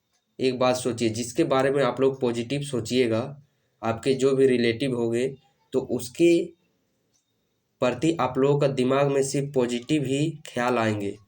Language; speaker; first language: Hindi; native; Hindi